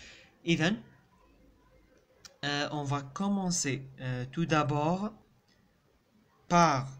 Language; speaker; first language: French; non-native, local second language; Arabic